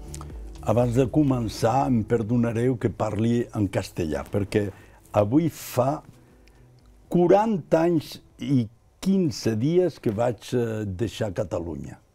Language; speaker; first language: Catalan; non-native, local second language; Spanish